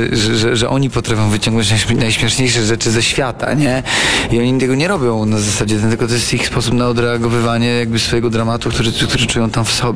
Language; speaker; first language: Polish; native; Polish